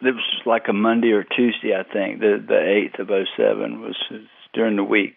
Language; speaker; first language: English; native; English